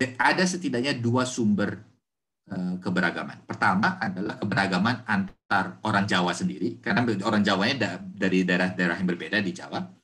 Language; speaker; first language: Indonesian; native; Indonesian